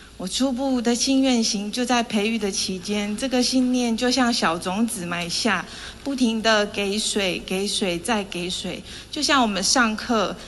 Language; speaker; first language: Chinese; native; Chinese